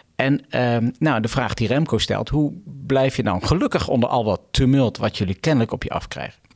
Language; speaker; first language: Dutch; native; Dutch